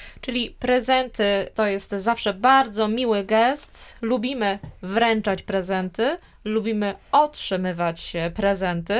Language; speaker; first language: Polish; native; Polish